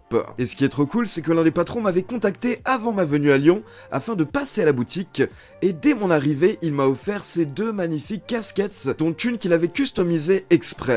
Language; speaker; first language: French; native; French